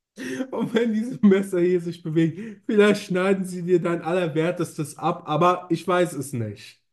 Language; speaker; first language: German; native; German